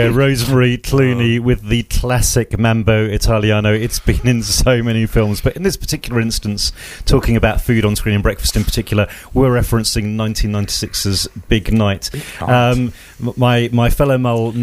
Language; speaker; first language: English; native; English